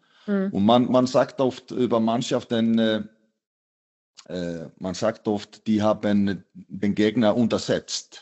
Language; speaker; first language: German; non-native, fluent; Icelandic